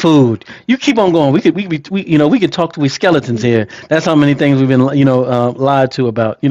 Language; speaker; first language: English; native; English